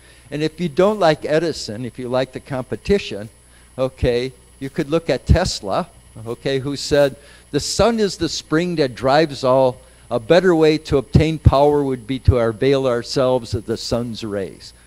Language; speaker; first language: English; native; English